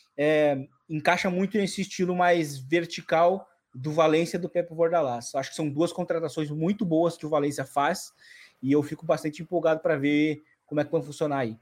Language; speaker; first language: Portuguese; native; Portuguese